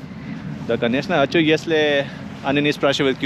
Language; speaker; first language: Russian; non-native, learner; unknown